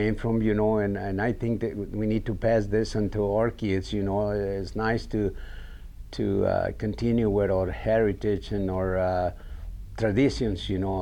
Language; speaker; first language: English; non-native, learner; Spanish